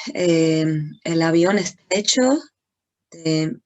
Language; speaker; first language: Spanish; non-native, learner; English